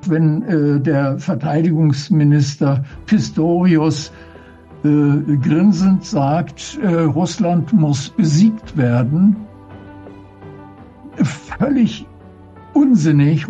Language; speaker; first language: German; native; German